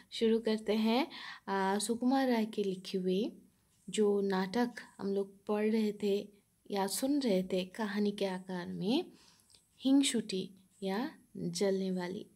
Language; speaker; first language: Hindi; non-native, local second language; Bangla